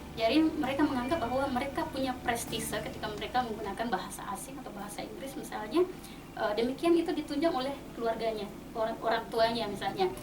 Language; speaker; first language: Indonesian; non-native, local second language; Buginese